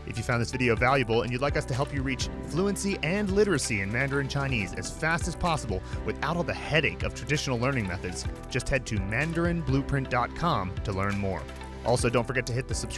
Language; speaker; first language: English; native; English